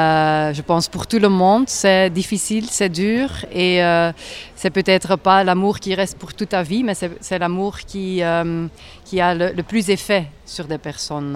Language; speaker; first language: French; non-native, local second language; Dutch